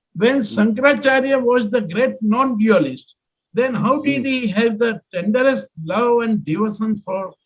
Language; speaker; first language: English; non-native, local second language; Hindi